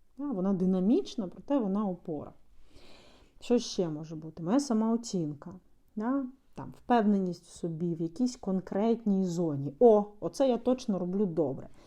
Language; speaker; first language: Ukrainian; non-native, local second language; Russian